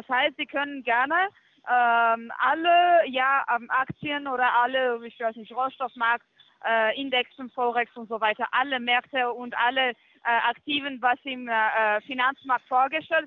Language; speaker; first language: German; non-native, fluent; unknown